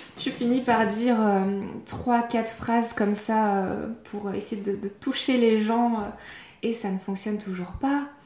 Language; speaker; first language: French; native; French